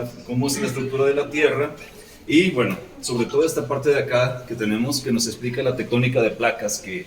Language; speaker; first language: Spanish; native; Spanish